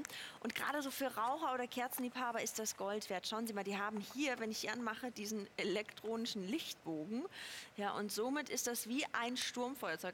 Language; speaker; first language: German; native; German